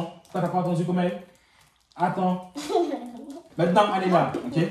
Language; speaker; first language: French; native; French